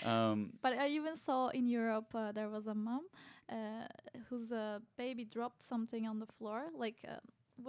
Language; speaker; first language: English; non-native, fluent; Turkish